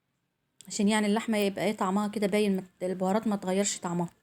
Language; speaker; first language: Arabic; native; Arabic